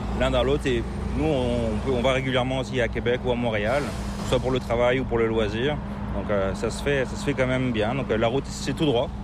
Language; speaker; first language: French; native; French